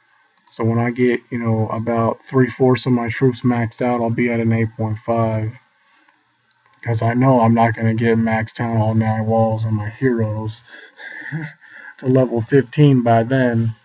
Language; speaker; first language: English; native; English